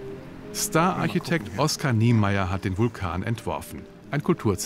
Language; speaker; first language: German; native; German